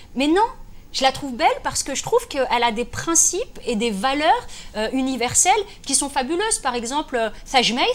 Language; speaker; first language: French; native; French